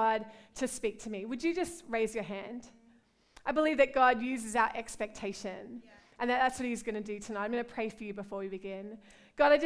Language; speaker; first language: English; native; English